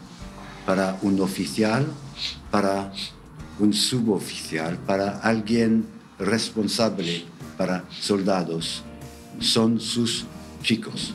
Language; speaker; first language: Spanish; non-native, fluent; English